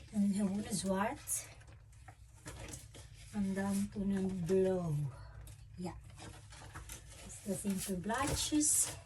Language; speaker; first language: Dutch; non-native, fluent; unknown